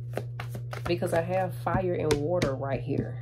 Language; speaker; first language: English; native; English